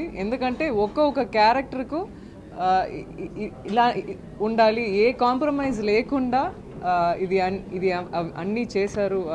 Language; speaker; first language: Telugu; non-native, fluent; Tamil